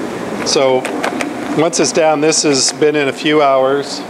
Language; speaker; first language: English; native; English